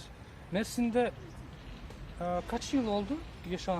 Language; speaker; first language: Turkish; non-native, learner; Kyrgyz